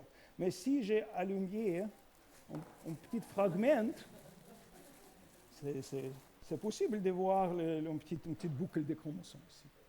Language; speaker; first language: French; non-native, learner; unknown